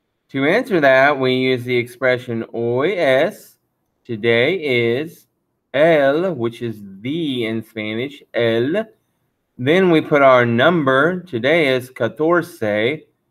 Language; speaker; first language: English; native; English